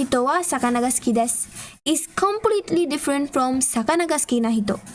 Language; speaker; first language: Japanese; non-native, fluent; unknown